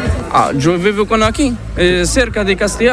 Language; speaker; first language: Spanish; non-native, learner; Arabic